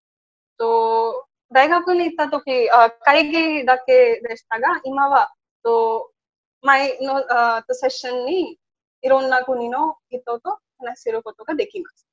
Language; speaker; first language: Japanese; non-native, learner; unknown